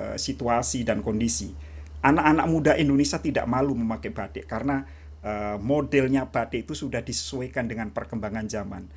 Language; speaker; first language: Indonesian; native; Indonesian